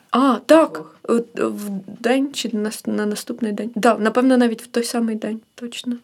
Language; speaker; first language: Ukrainian; native; Ukrainian